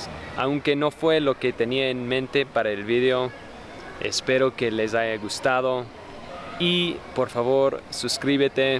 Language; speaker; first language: Spanish; non-native, fluent; English